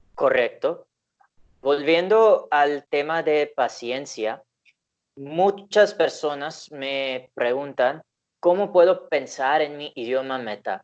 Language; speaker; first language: Spanish; non-native, fluent; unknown